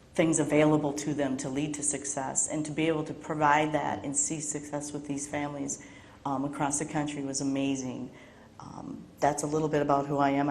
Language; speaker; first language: English; native; English